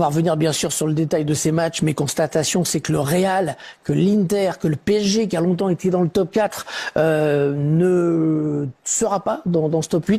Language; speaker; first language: French; native; French